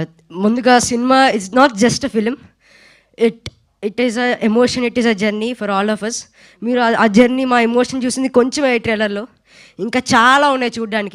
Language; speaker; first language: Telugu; native; Telugu